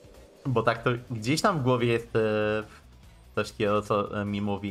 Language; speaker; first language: Polish; native; Polish